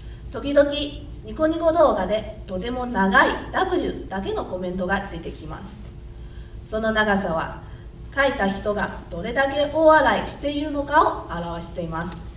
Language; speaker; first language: Japanese; non-native, fluent; Chinese